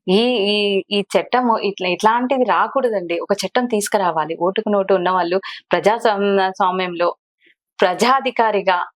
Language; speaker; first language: Telugu; non-native, local second language; Kannada